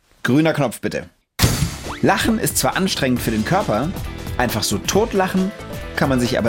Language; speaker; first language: German; native; German